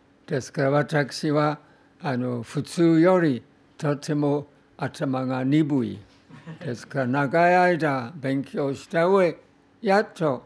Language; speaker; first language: Japanese; non-native, fluent; English